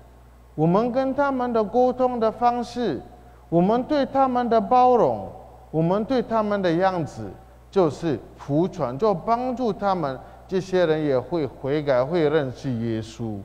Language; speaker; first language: Chinese; non-native, fluent; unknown